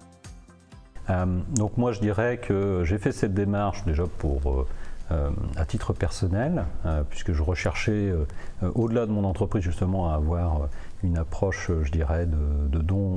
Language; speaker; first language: French; native; French